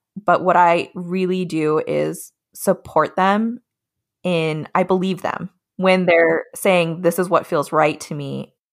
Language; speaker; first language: English; native; English